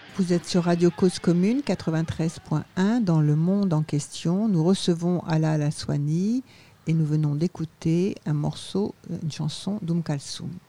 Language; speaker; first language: French; native; French